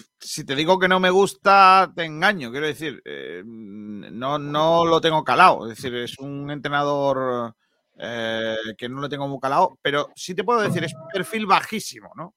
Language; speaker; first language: Spanish; native; Spanish